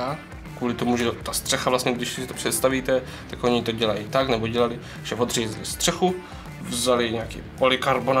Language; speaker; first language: Czech; native; Czech